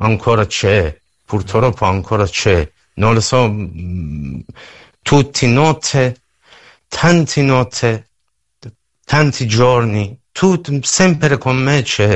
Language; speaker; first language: Italian; non-native, learner; Persian